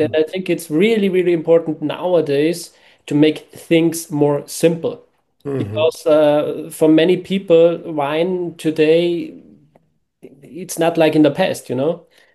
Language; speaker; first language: English; non-native, fluent; German